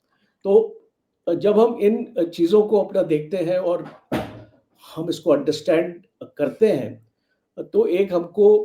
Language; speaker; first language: Hindi; native; Hindi